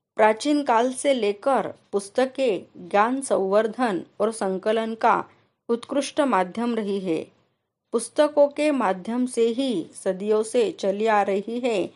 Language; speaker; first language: Hindi; non-native, local second language; Marathi